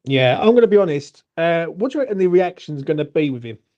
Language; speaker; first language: English; native; English